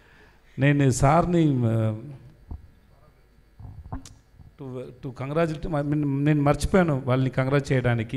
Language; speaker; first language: Telugu; non-native, learner; Tamil